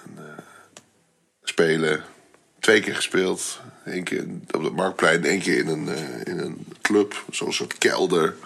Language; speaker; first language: Dutch; native; Dutch